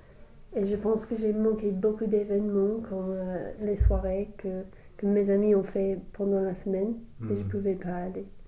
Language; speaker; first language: French; non-native, fluent; English